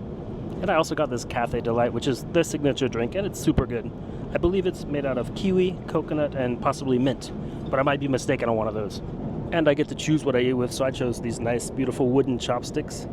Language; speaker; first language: English; native; English